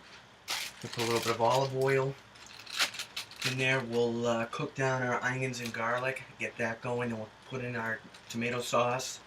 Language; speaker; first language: English; native; English